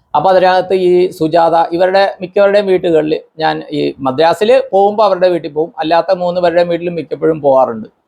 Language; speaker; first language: Malayalam; non-native, local second language; Konkani